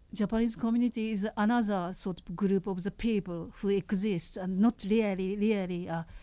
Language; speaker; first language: English; non-native, fluent; Japanese